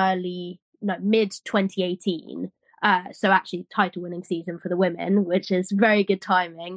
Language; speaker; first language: English; native; English